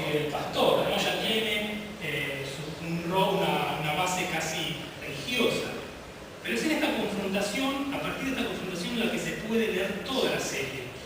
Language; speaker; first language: Spanish; native; Spanish